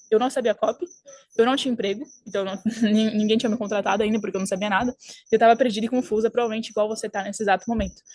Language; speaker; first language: Portuguese; early bilingual, heritage; French